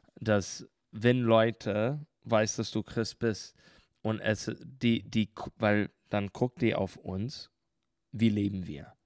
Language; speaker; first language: German; non-native, learner; English